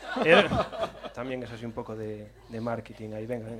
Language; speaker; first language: Spanish; native; Spanish